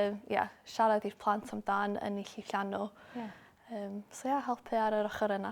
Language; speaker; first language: Welsh; non-native, local second language; English